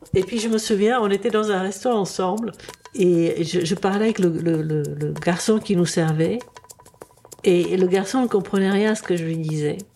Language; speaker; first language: French; early bilingual, other home language; Czech